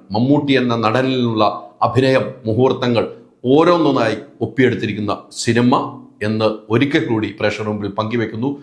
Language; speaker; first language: Malayalam; native; Malayalam